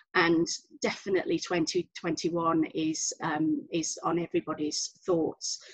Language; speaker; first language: English; native; English